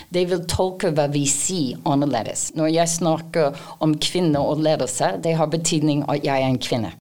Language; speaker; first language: Norwegian; non-native, fluent; English